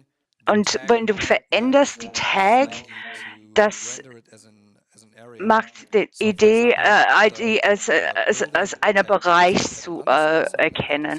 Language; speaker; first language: German; non-native, learner; English